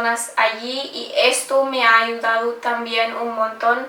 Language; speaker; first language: Spanish; non-native, learner; English